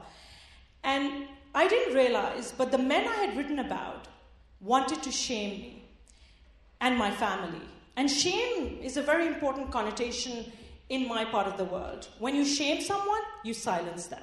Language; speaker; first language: English; non-native, local second language; Urdu